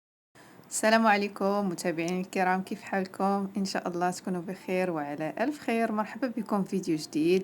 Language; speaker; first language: Arabic; native; Arabic